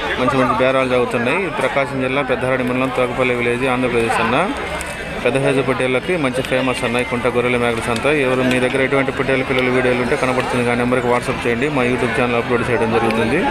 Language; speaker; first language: Telugu; native; Telugu